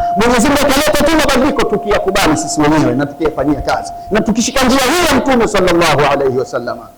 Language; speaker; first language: Swahili; native; Swahili